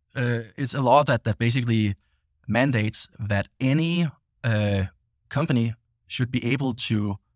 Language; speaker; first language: English; non-native, fluent; Danish